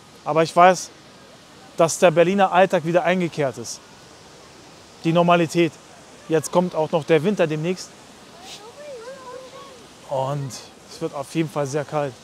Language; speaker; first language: German; native; German